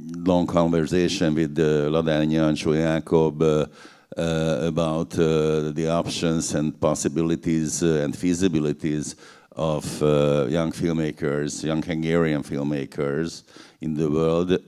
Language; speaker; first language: English; non-native, fluent; Hungarian